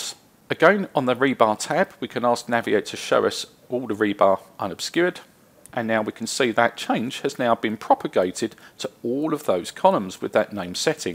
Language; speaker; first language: English; native; English